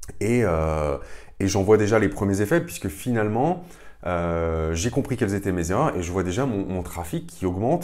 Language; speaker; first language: French; native; French